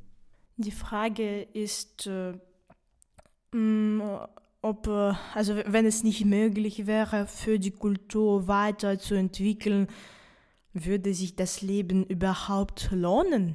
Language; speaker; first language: German; non-native, fluent; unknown